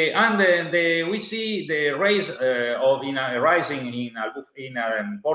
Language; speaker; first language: English; non-native, learner; Italian